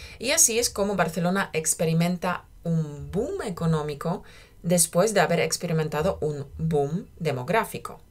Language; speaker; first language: Spanish; native; Spanish